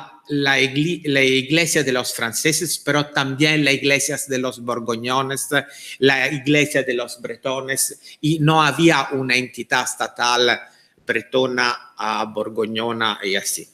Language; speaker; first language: Spanish; non-native, fluent; Italian